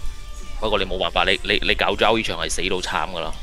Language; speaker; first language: Chinese; native; Chinese